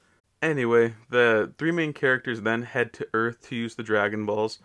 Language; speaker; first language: English; native; English